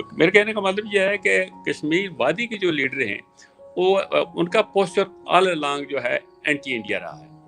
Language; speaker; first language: Urdu; native; Urdu